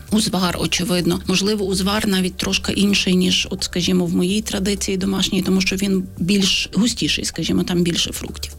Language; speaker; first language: Ukrainian; native; Ukrainian